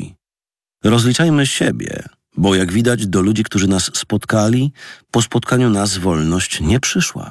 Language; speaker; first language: Polish; native; Polish